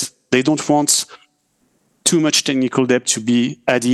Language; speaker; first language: English; non-native, fluent; French